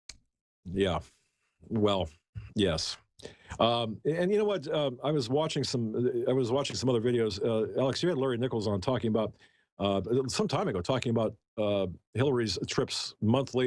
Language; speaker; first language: English; native; English